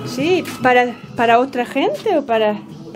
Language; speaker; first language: Spanish; non-native, fluent; Swedish